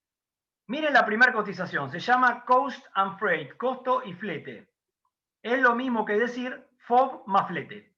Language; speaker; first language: Spanish; native; Spanish